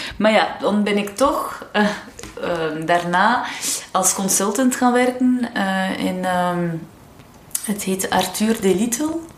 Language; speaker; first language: Dutch; non-native, local second language; French